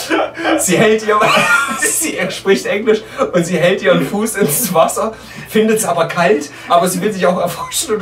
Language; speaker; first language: German; native; German